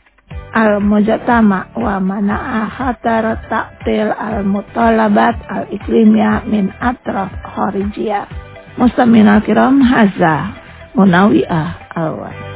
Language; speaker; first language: Arabic; non-native, learner; Indonesian